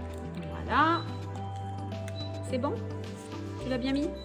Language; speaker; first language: French; native; French